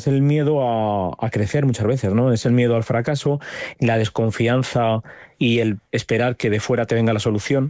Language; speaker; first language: Spanish; native; Spanish